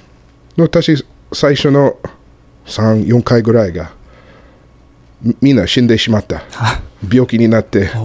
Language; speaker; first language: Japanese; non-native, fluent; English